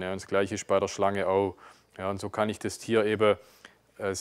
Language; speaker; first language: German; native; German